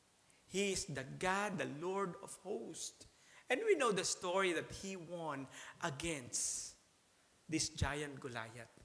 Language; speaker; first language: English; non-native, local second language; Filipino